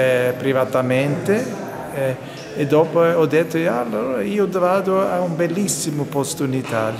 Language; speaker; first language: Italian; non-native, fluent; Swedish